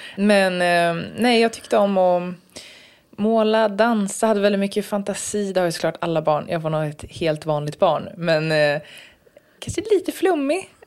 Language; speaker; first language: Swedish; native; Swedish